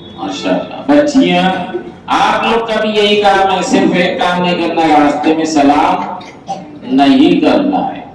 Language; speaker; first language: Urdu; native; Urdu